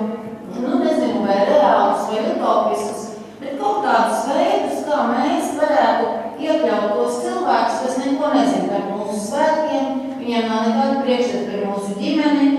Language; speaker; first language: Latvian; native; Latvian